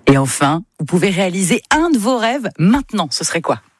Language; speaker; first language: French; native; French